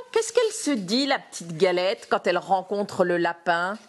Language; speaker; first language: French; native; French